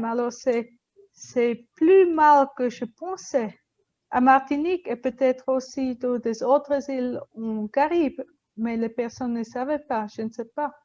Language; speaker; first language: French; non-native, learner; Spanish